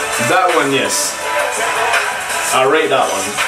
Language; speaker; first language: English; native; English